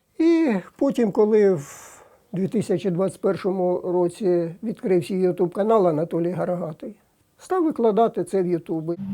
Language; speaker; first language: Ukrainian; native; Ukrainian